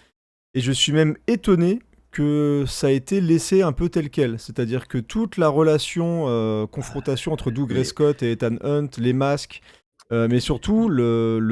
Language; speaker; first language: French; native; French